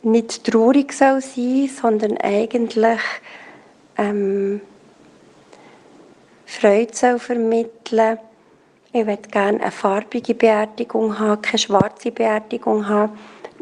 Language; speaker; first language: German; native; German